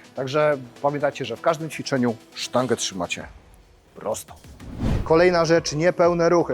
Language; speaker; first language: Polish; native; Polish